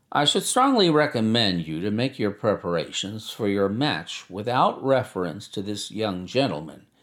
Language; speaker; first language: English; native; English